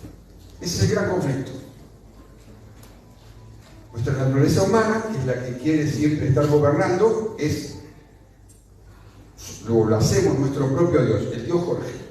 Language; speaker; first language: Spanish; native; Spanish